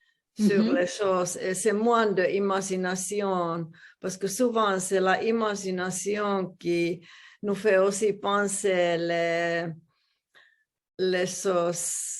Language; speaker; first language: French; non-native, fluent; Portuguese